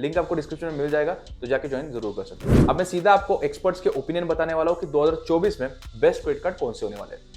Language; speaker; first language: Hindi; native; Hindi